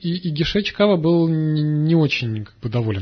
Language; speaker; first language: Russian; native; Russian